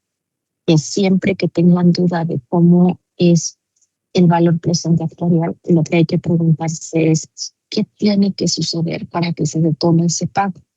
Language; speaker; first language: Spanish; native; Spanish